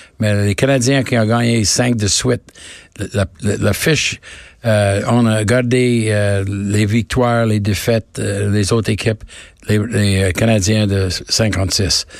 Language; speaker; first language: French; non-native, learner; English